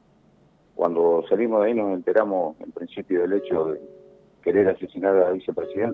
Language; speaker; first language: Spanish; native; Spanish